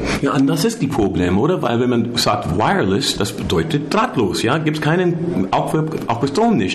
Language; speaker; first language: German; non-native, learner; English